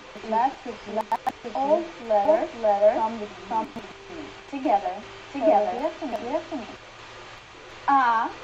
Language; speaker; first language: English; non-native, learner; Ukrainian